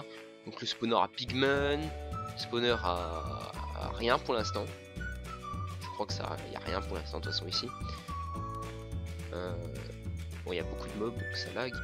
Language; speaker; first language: French; native; French